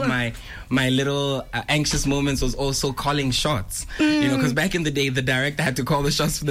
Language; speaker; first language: English; non-native, local second language; Tswana